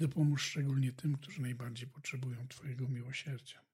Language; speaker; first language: Polish; native; Polish